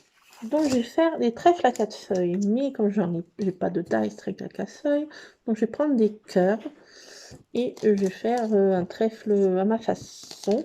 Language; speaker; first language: French; native; French